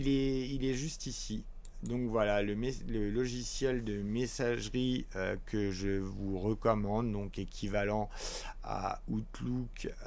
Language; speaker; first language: French; native; French